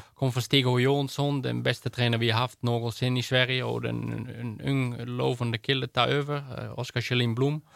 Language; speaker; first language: Swedish; non-native, fluent; Dutch